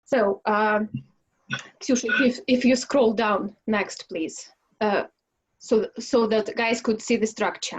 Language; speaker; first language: English; non-native, fluent; Russian